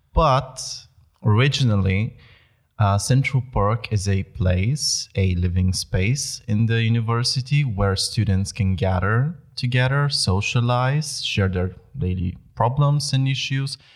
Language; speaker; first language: English; non-native, fluent; Bulgarian